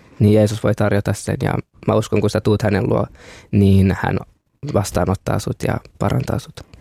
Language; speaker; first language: Finnish; early bilingual, other home language; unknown